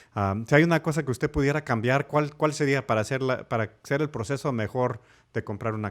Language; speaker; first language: Spanish; early bilingual, heritage; Spanish